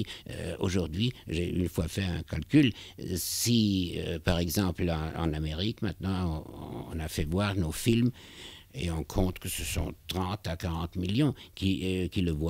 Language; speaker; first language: French; non-native, fluent; German